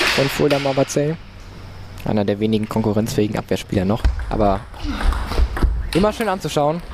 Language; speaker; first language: German; native; German